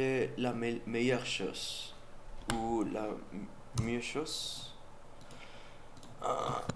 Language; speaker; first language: French; non-native, learner; Spanish